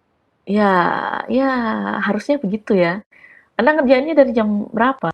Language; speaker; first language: Indonesian; native; Indonesian